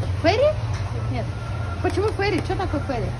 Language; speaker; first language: Russian; native; Russian